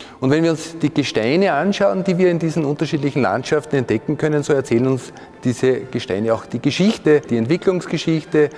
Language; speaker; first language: German; native; German